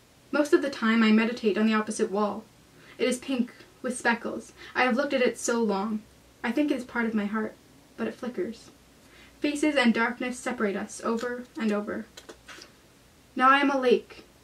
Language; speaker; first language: English; native; English